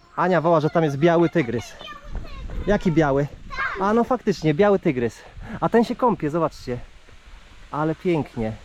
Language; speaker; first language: Polish; native; Polish